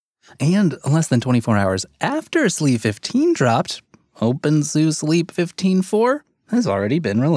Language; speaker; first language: English; native; English